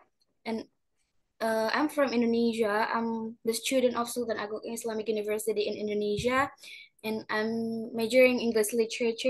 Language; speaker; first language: English; non-native, learner; Indonesian